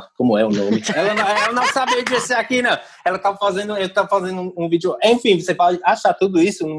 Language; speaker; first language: Portuguese; non-native, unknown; English